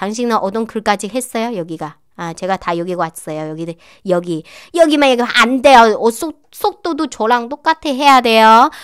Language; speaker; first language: Korean; non-native, fluent; Chinese